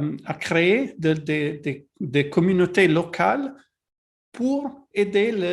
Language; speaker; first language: French; non-native, learner; Italian